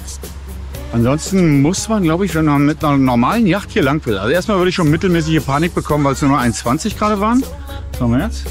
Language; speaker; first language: German; native; German